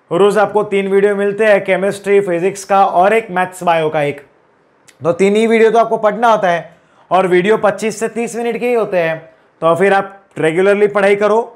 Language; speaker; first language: Hindi; non-native, local second language; Gujarati